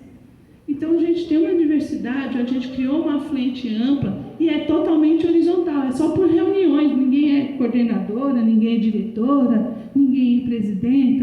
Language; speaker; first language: Portuguese; native; Portuguese